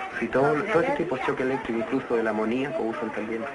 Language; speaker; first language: Spanish; non-native, learner; Portuguese